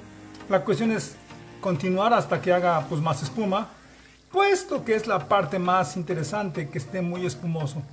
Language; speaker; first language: Spanish; native; Spanish